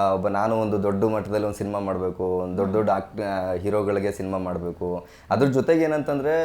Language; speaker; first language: Kannada; native; Kannada